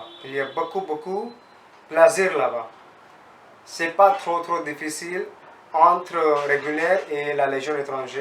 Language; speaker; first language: French; non-native, learner; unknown